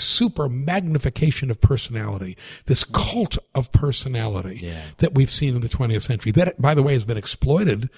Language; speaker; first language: English; native; English